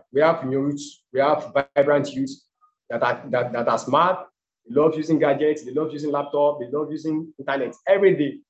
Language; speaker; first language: English; non-native, local second language; Yoruba